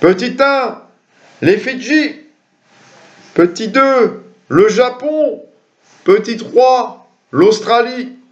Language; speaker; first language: French; native; French